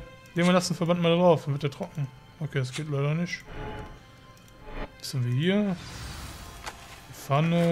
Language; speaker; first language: German; native; German